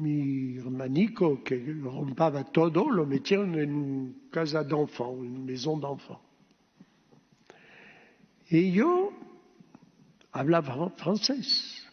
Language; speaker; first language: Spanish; early bilingual, heritage; Ladino